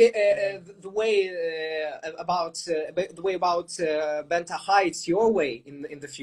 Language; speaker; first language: English; non-native, fluent; Ukrainian